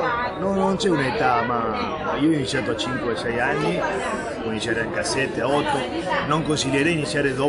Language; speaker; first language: Italian; non-native, fluent; Spanish